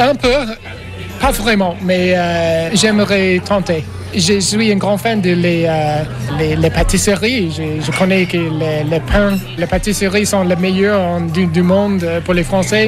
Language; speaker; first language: French; non-native, learner; English